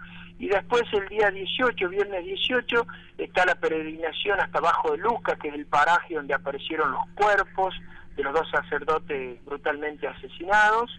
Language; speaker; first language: Spanish; native; Spanish